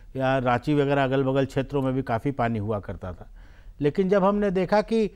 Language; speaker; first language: Hindi; native; Hindi